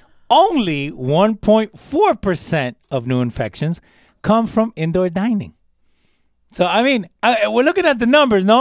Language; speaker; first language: English; early bilingual, other home language; Spanish